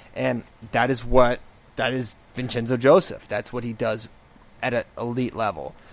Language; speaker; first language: English; native; English